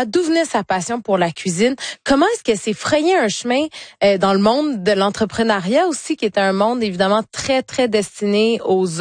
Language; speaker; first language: French; native; French